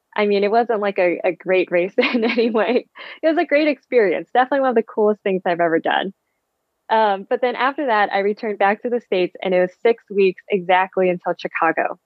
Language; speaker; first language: English; early bilingual, other home language; Vietnamese